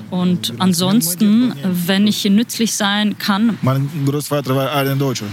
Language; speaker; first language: German; non-native, fluent; Ukrainian